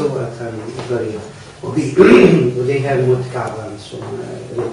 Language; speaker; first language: Swedish; non-native, learner; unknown